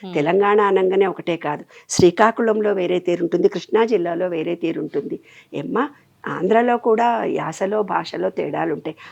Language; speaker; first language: Telugu; native; Telugu